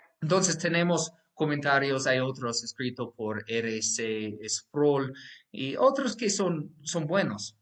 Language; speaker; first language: Spanish; non-native, fluent; English